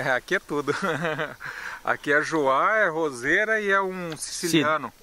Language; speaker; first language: Portuguese; native; Portuguese